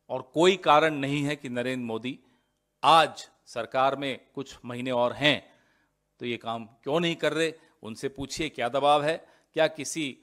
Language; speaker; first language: Hindi; native; Hindi